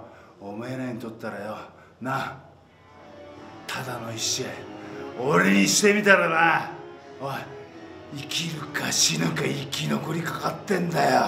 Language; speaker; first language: Japanese; native; Japanese